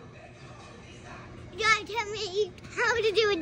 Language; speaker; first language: English; native; English